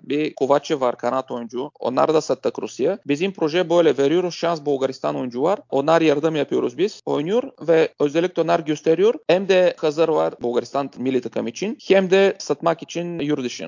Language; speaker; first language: Turkish; non-native, learner; Bulgarian